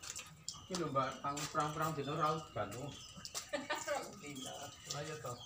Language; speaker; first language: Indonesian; non-native, local second language; Javanese